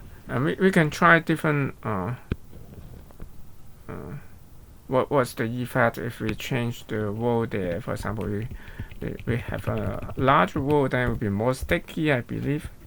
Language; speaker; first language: English; non-native, fluent; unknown